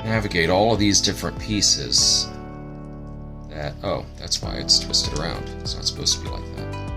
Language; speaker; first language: English; native; English